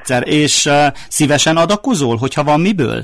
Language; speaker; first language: Hungarian; native; Hungarian